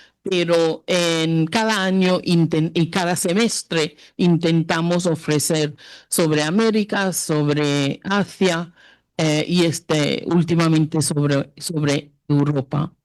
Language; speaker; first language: Spanish; non-native, fluent; English